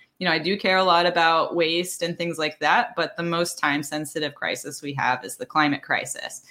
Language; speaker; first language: English; early bilingual, other home language; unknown